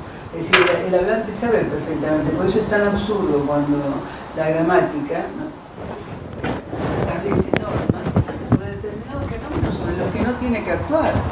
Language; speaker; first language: Spanish; native; Spanish